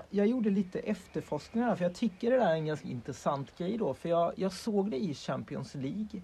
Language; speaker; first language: Swedish; native; Swedish